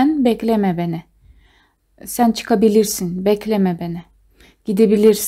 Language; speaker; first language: Turkish; non-native, fluent; Kazakh